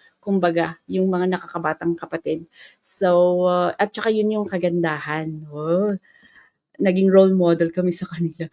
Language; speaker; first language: Filipino; non-native, local second language; Iloko